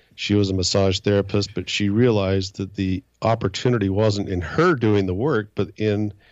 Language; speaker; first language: English; native; English